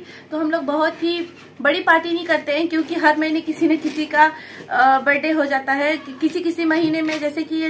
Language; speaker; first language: Hindi; native; Hindi